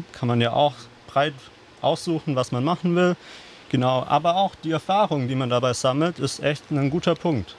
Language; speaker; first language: German; native; German